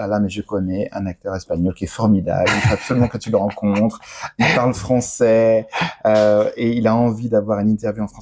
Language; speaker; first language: French; native; French